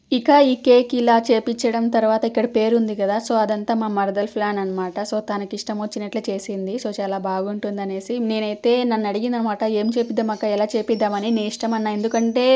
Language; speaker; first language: Telugu; native; Telugu